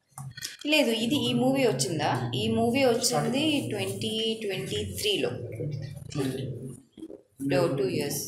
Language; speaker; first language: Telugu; non-native, learner; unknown